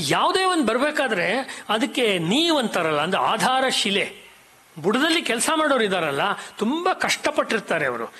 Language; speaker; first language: Kannada; native; Kannada